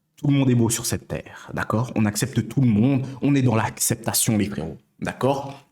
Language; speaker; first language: French; native; French